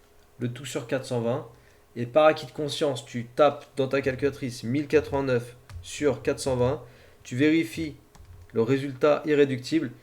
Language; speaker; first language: French; native; French